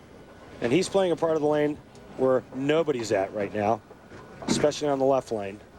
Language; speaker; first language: English; native; English